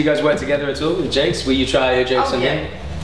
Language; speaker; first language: English; native; English